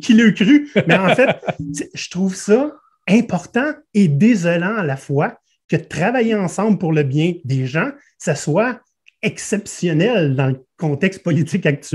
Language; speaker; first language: French; native; French